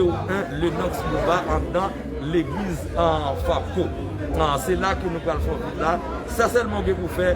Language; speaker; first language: French; non-native, local second language; Haitian Creole